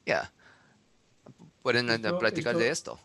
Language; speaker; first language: Spanish; non-native, learner; English